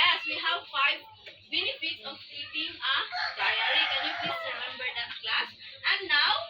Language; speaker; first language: English; non-native, local second language; Cebuano